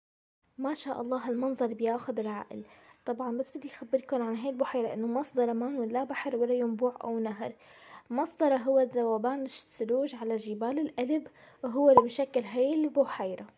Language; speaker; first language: Arabic; native; Arabic